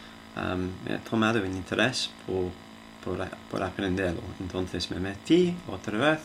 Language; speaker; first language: Spanish; non-native, fluent; English